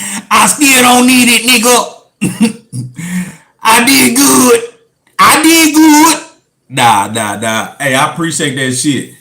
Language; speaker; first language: English; native; English